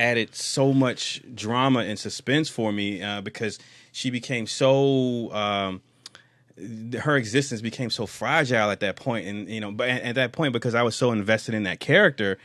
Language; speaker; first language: English; native; English